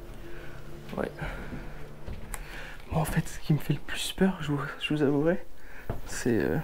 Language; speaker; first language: French; native; French